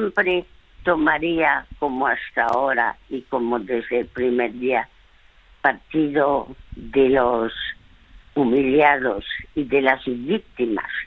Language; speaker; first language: Spanish; early bilingual, other home language; French